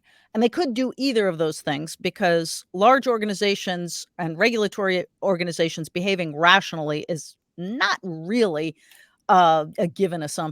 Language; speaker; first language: English; native; English